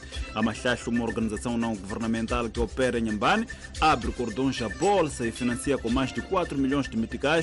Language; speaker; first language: Portuguese; native; Portuguese